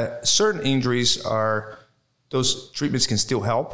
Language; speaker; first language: English; non-native, fluent; Portuguese